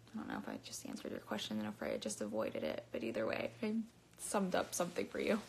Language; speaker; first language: English; native; English